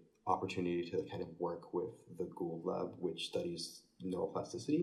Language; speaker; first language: English; native; English